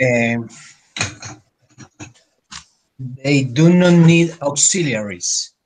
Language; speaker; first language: English; non-native, learner; Spanish